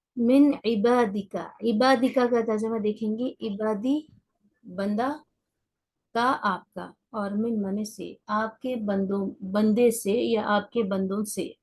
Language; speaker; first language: Urdu; native; Urdu